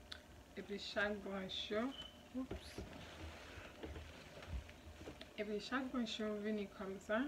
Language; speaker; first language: French; non-native, local second language; Haitian Creole